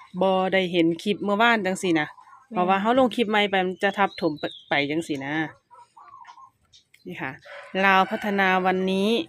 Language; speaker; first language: Thai; native; Thai